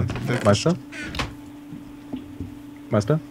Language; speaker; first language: German; native; German